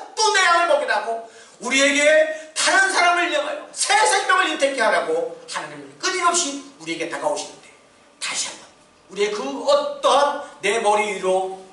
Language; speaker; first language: Korean; native; Korean